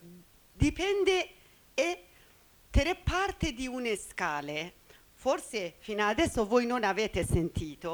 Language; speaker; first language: Italian; non-native, learner; Persian